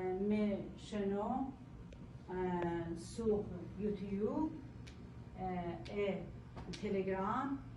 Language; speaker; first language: French; non-native, learner; Persian